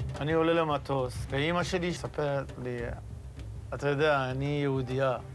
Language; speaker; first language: Hebrew; non-native, fluent; Persian